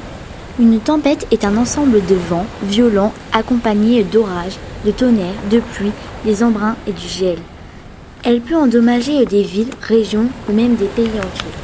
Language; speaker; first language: French; native; French